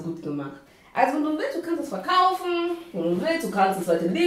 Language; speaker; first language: German; non-native, fluent; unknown